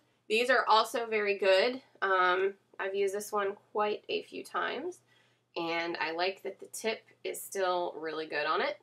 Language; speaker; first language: English; native; English